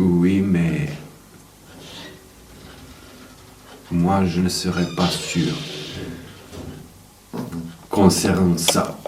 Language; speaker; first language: French; non-native, fluent; Serbian